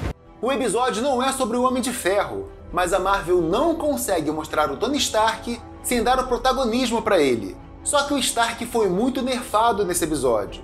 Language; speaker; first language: Portuguese; native; Portuguese